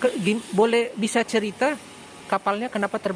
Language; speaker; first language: Indonesian; native; Indonesian